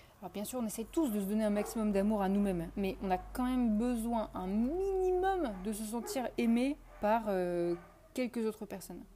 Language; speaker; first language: French; native; French